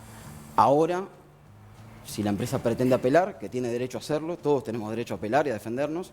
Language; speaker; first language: Spanish; native; Spanish